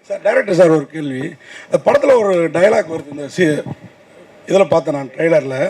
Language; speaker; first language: Tamil; native; Tamil